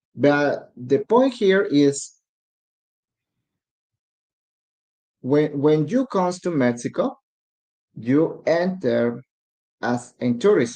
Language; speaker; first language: English; non-native, learner; Spanish